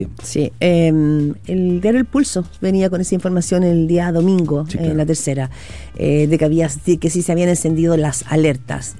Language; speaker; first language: Spanish; native; Spanish